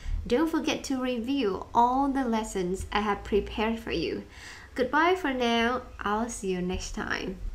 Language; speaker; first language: English; non-native, fluent; Vietnamese